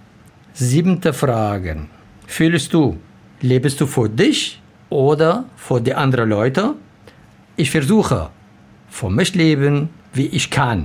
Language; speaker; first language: German; non-native, learner; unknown